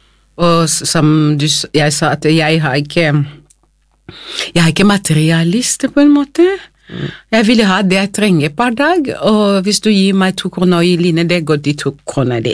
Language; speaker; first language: Norwegian; non-native, fluent; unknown